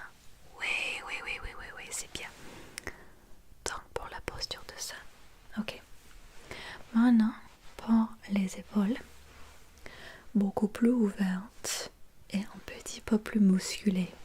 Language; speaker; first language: French; non-native, learner; English